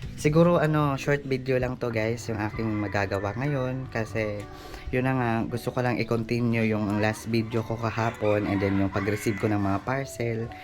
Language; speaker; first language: Filipino; non-native, local second language; Waray